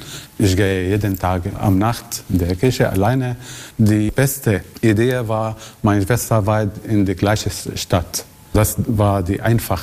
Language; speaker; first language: German; non-native, learner; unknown